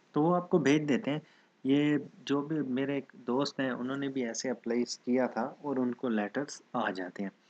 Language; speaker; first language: Urdu; non-native, local second language; Saraiki